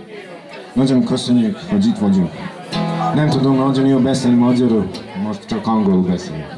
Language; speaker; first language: Hungarian; non-native, local second language; Serbian